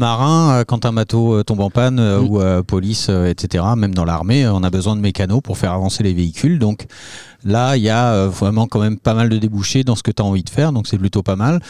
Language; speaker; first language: French; native; French